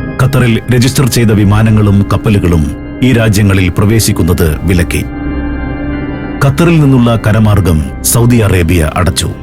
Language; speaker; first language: Malayalam; native; Malayalam